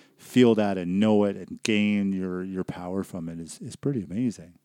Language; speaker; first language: English; native; English